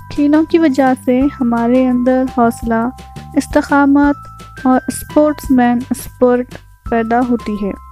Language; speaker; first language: Urdu; native; Urdu